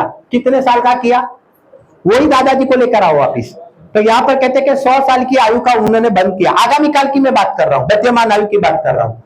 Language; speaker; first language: Hindi; non-native, local second language; Gujarati